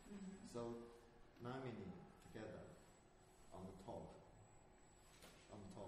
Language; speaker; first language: English; non-native, learner; Chinese